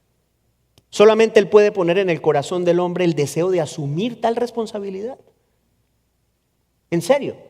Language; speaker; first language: Spanish; native; Spanish